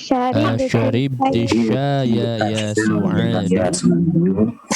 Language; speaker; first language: Arabic; non-native, learner; Indonesian